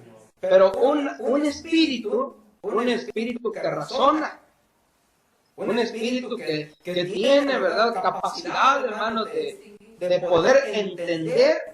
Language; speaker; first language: Spanish; native; Spanish